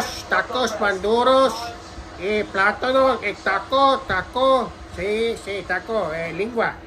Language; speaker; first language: Spanish; non-native, learner; English